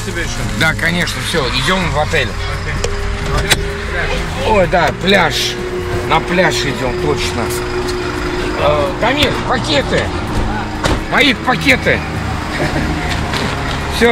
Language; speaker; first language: Russian; native; Russian